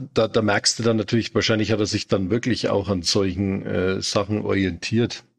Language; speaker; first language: German; native; German